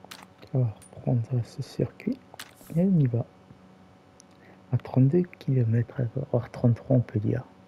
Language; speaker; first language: French; native; French